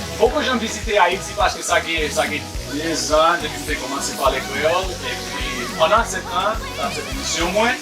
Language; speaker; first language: Haitian Creole; non-native, learner; English